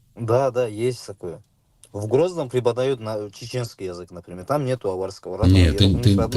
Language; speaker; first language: Russian; non-native, local second language; Avaric